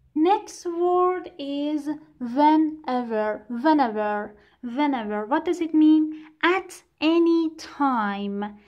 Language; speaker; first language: English; non-native, fluent; Persian